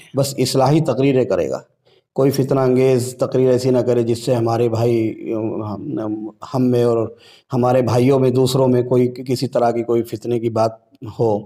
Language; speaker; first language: Urdu; native; Urdu